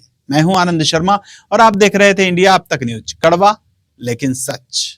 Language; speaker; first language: Hindi; native; Hindi